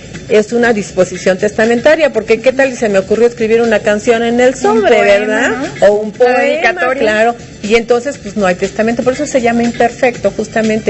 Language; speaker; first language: Spanish; native; Spanish